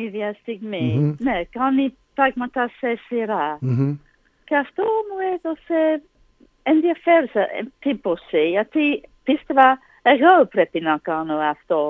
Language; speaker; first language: Greek; non-native, learner; English